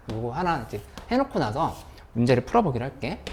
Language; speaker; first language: Korean; native; Korean